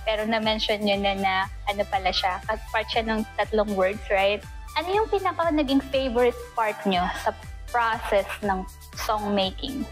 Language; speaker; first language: Filipino; non-native, local second language; Masbatenyo